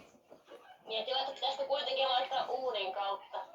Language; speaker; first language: Finnish; native; Finnish